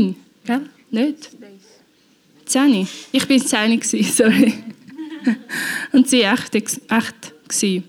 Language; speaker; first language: German; non-native, learner; Portuguese